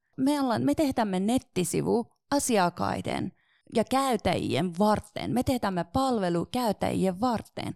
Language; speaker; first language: Finnish; non-native, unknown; Persian